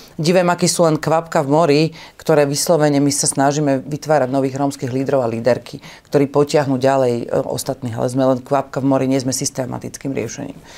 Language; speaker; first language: Slovak; native; Slovak